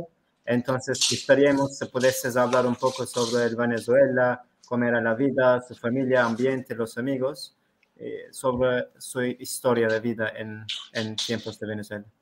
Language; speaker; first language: Spanish; non-native, learner; Turkish